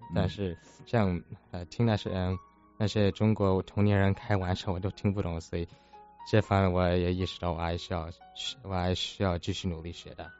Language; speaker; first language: Chinese; early bilingual, heritage; English